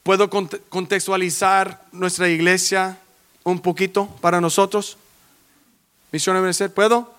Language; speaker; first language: Spanish; early bilingual, heritage; English